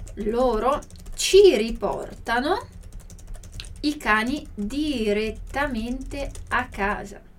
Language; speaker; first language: Italian; non-native, fluent; Portuguese